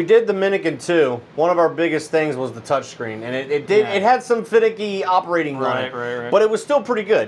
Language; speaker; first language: English; native; English